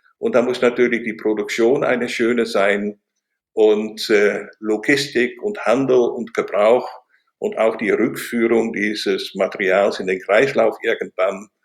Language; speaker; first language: German; non-native, fluent; Dutch